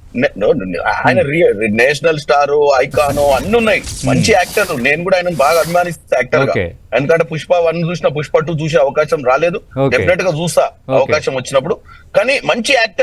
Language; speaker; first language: Telugu; native; Telugu